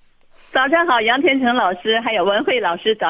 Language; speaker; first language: Chinese; native; Chinese